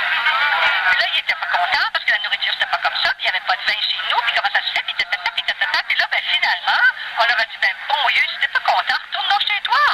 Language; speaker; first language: French; native; French